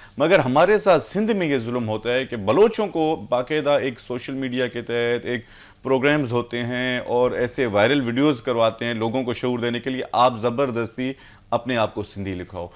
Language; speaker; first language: Urdu; non-native, local second language; Baluchi